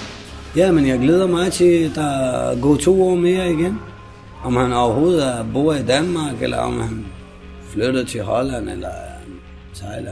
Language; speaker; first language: Danish; non-native, fluent; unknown